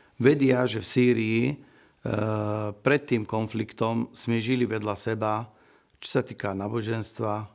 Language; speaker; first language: Slovak; non-native, fluent; Arabic